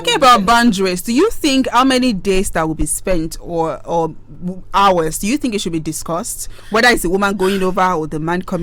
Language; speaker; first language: English; non-native, local second language; Yoruba